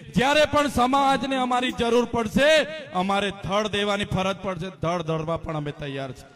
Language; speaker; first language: Gujarati; non-native, local second language; Vasavi